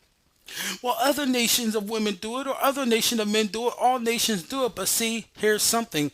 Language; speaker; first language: English; native; English